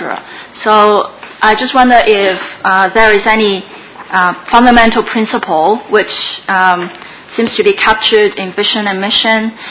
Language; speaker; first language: English; non-native, local second language; Cantonese